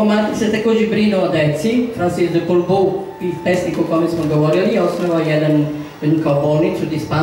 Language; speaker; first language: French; non-native, learner; Serbian